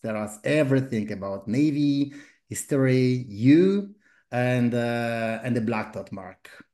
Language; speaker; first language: English; non-native, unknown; Polish